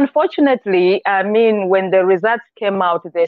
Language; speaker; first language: English; non-native, local second language; Nyanja